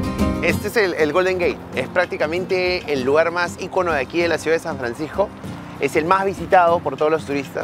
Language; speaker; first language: Spanish; native; Spanish